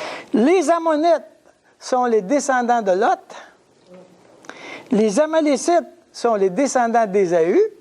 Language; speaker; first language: French; native; French